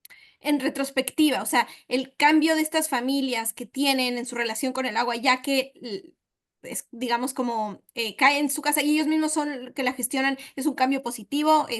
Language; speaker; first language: Spanish; native; Spanish